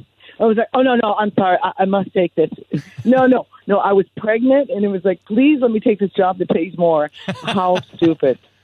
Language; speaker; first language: English; non-native, fluent; Spanish